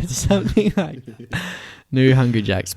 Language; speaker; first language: English; native; English